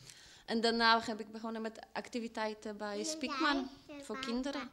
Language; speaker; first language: Dutch; non-native, fluent; Polish